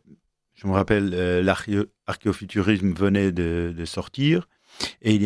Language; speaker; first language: French; non-native, fluent; Portuguese